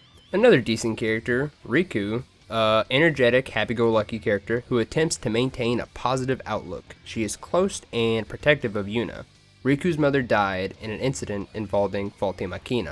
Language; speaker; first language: English; native; English